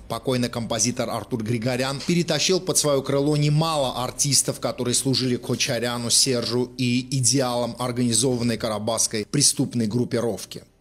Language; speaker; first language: Russian; non-native, local second language; Armenian